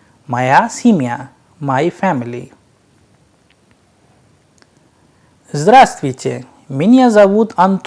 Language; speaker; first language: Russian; non-native, fluent; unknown